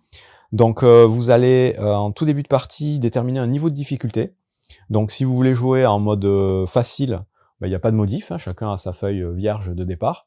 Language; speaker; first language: French; native; French